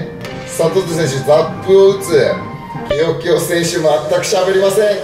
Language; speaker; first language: Japanese; native; Japanese